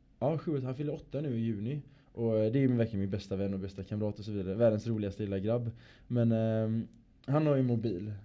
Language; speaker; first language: Swedish; early bilingual, other home language; Persian